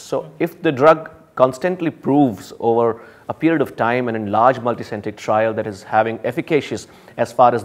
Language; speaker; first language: English; non-native, local second language; Hindi